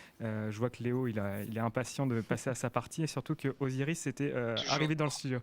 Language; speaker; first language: French; native; French